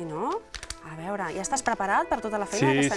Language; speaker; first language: Catalan; native; Catalan